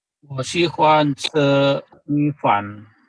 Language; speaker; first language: Chinese; non-native, learner; Indonesian